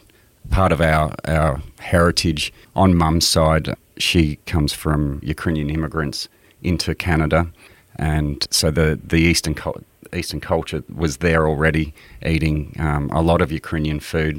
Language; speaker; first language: English; native; English